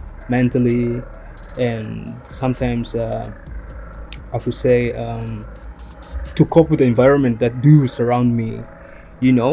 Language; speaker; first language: English; non-native, local second language; Swahili